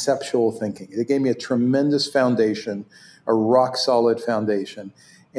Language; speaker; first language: English; non-native, fluent; Hebrew